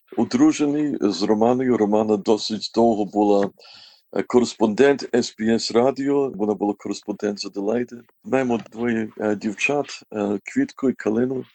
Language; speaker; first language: Ukrainian; early bilingual, heritage; Ukrainian